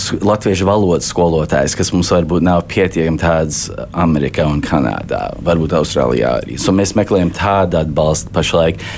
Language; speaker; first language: Latvian; early bilingual, heritage; Latvian